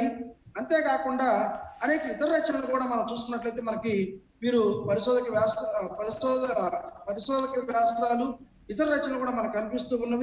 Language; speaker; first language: Telugu; native; Telugu